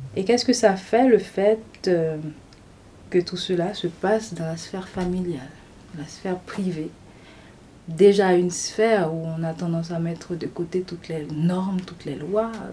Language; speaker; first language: French; non-native, local second language; Haitian Creole